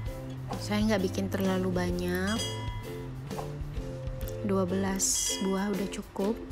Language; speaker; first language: Indonesian; native; Indonesian